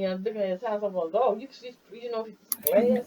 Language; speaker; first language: English; native; English